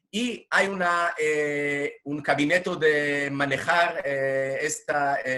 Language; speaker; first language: Spanish; non-native, fluent; Hebrew